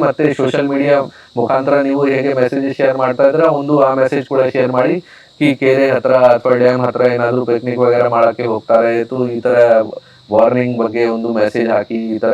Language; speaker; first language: Kannada; non-native, local second language; Hindi